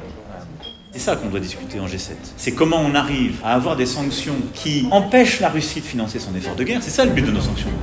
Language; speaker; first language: French; native; French